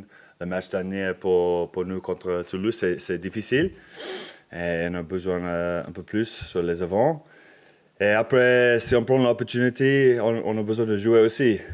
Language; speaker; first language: French; non-native, learner; English